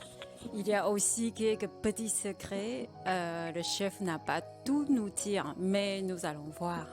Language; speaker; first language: French; non-native, fluent; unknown